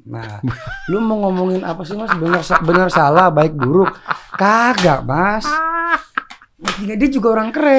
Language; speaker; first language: Indonesian; native; Indonesian